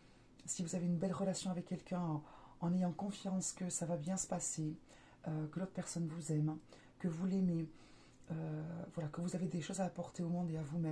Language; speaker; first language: French; native; French